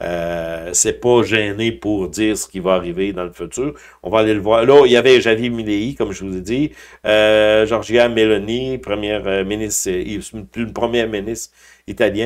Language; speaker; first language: French; native; French